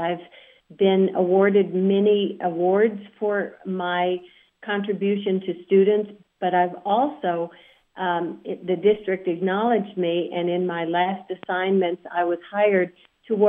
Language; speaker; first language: English; native; English